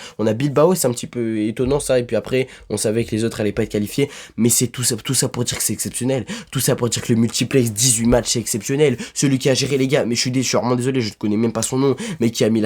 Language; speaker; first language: French; native; French